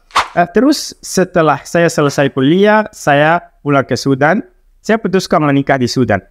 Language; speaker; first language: Indonesian; non-native, local second language; Arabic